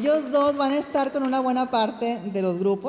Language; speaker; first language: Spanish; native; Spanish